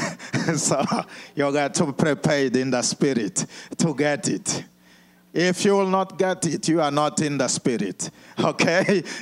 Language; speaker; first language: English; non-native, fluent; Portuguese